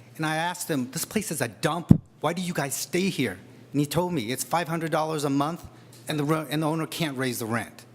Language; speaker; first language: English; native; English